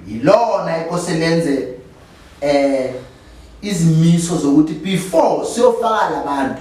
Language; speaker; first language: Zulu; native; Zulu